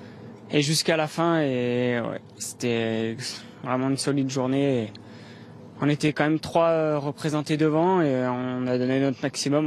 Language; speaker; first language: French; native; French